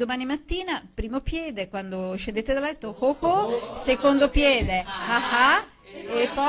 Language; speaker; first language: Italian; native; Italian